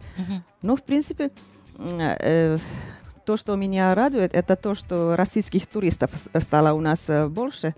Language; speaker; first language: Russian; non-native, fluent; Finnish